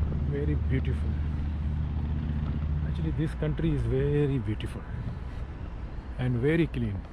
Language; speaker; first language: English; non-native, learner; Urdu